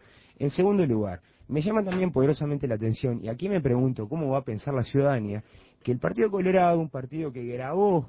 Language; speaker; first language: Spanish; native; Spanish